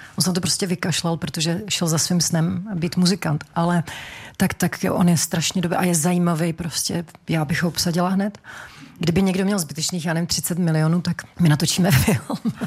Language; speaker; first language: Czech; native; Czech